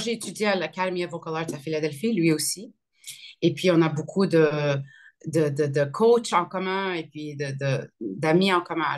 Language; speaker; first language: French; early bilingual, other home language; Arabic